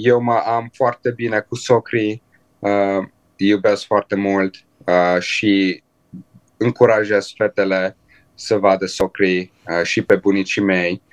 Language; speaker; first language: Romanian; early bilingual, heritage; Romanian